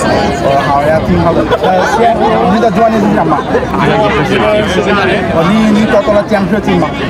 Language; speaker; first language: Chinese; non-native, learner; Bangla